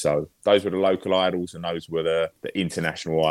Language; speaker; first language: English; native; English